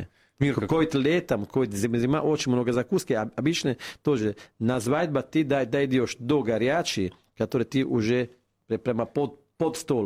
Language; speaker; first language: Russian; non-native, fluent; Italian